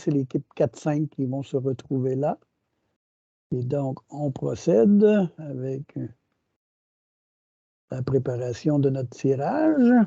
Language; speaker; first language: French; native; French